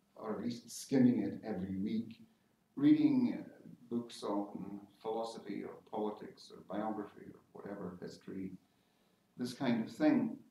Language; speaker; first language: English; native; English